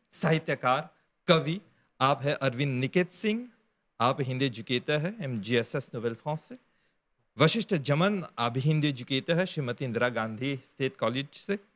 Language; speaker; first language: Hindi; non-native, local second language; Morisyen